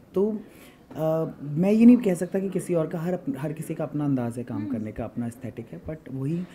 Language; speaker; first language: Hindi; native; Hindi